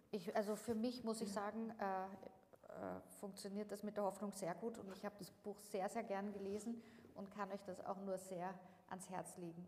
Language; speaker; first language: German; native; German